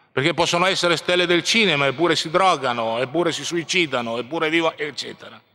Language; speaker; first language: Italian; native; Italian